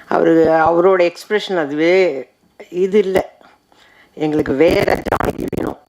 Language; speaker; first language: Tamil; native; Tamil